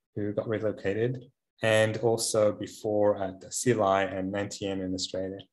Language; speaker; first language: English; native; English